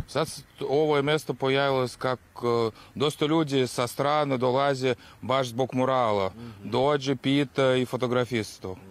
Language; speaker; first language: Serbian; non-native, fluent; Russian